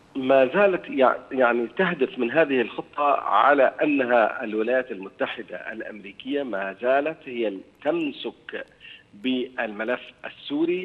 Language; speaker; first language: Arabic; native; Arabic